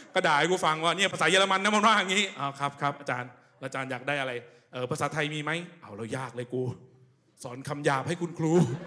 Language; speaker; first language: Thai; native; Thai